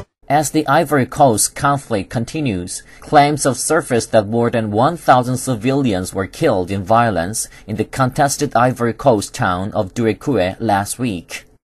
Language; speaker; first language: English; non-native, fluent; Korean